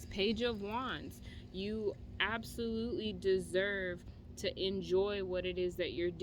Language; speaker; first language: English; native; English